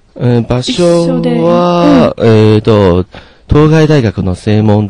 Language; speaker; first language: Japanese; non-native, learner; Chinese